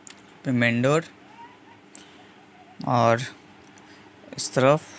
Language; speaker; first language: Hindi; non-native, local second language; Bangla